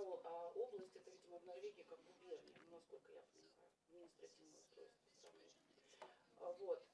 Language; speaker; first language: Russian; native; Russian